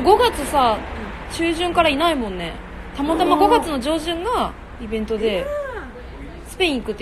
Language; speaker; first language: Japanese; native; Japanese